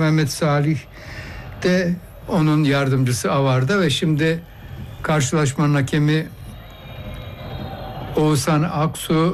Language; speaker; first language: Turkish; native; Turkish